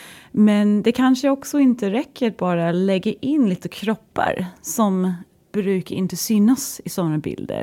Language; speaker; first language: Swedish; non-native, fluent; English